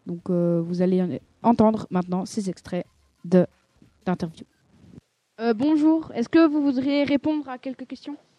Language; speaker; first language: French; native; French